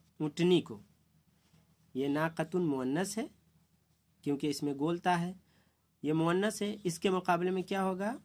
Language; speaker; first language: Urdu; native; Urdu